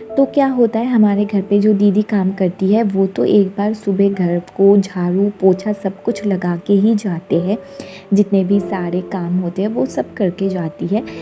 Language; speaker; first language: Hindi; non-native, local second language; Bangla